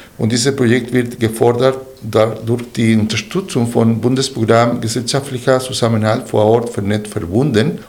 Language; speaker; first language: German; non-native, fluent; Spanish